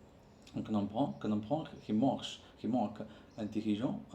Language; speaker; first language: French; non-native, learner; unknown